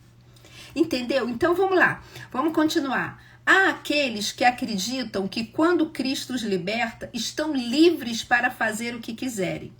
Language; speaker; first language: Portuguese; native; Portuguese